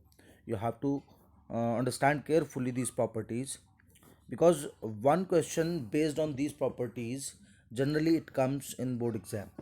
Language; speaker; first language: English; non-native, local second language; Hindi